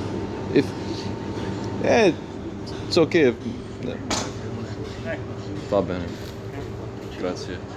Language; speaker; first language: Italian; non-native, learner; English